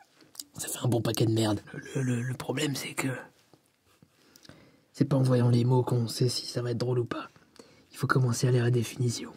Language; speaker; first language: French; native; French